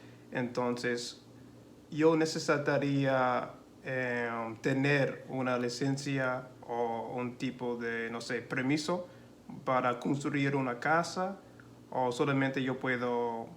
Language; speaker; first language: Spanish; non-native, learner; English